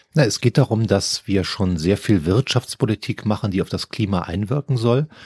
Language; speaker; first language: German; native; German